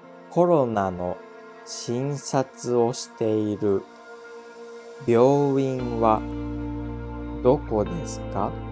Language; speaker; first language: Japanese; native; Japanese